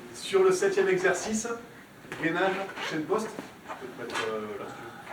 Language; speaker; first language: French; native; French